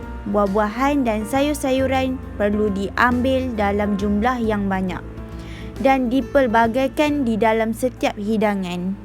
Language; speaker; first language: Malay; native; Malay